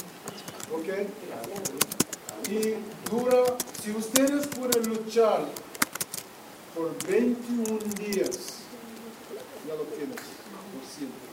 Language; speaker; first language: Spanish; non-native, fluent; English